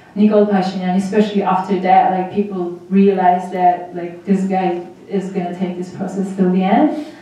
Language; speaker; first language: English; non-native, fluent; Armenian